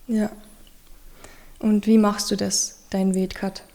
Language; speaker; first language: German; native; German